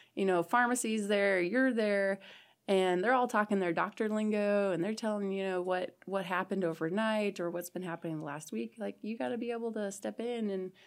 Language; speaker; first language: English; native; English